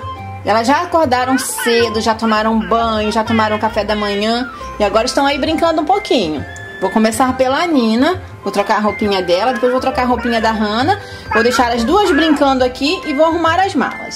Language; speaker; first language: Portuguese; native; Portuguese